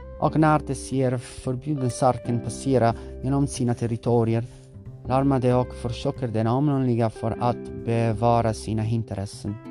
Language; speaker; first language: Swedish; non-native, learner; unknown